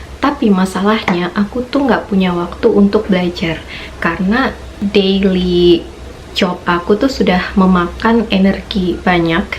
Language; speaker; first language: Indonesian; native; Indonesian